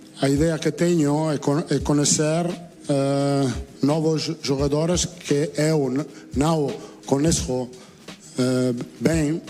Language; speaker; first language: Portuguese; non-native, learner; Italian